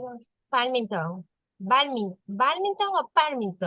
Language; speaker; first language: English; non-native, learner; Spanish